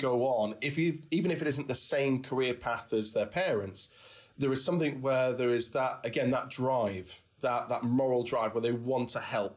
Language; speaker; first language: English; native; English